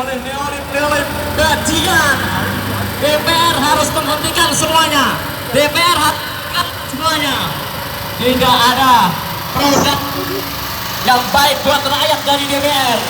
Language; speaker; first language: Indonesian; native; Indonesian